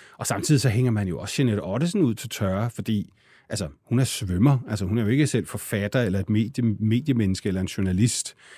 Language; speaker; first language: Danish; native; Danish